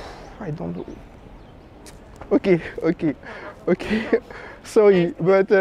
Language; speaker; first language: English; non-native, learner; French